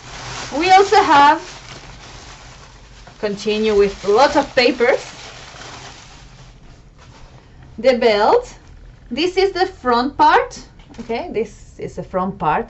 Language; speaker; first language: English; non-native, fluent; Spanish